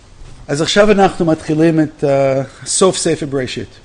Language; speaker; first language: Hebrew; non-native, fluent; English